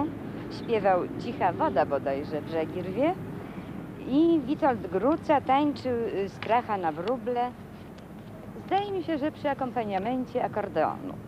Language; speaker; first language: Polish; native; Polish